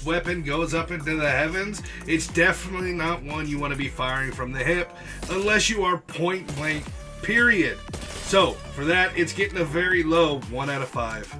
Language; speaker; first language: English; native; English